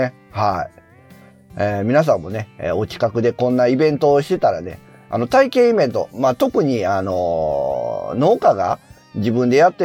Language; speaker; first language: Japanese; native; Japanese